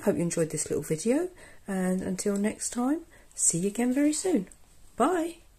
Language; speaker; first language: English; native; English